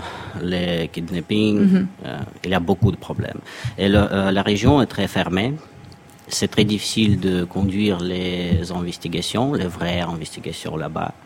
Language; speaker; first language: French; non-native, fluent; Russian